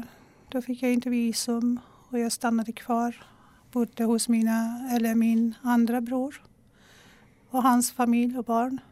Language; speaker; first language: Swedish; non-native, fluent; Persian